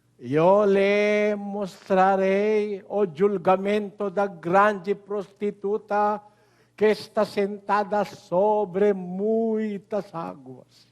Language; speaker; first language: Portuguese; non-native, learner; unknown